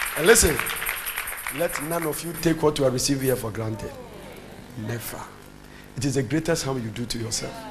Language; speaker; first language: English; non-native, local second language; Akan